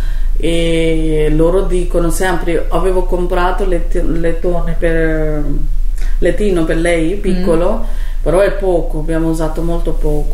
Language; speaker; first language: Italian; non-native, learner; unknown